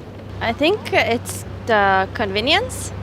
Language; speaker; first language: English; non-native, fluent; Hebrew